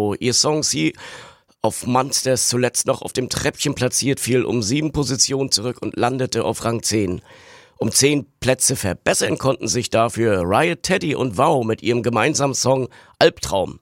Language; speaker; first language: German; native; German